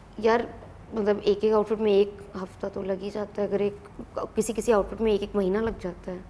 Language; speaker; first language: Hindi; native; Hindi